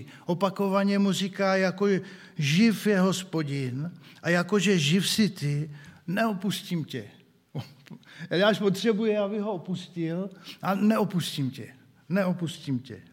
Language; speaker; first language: Czech; native; Czech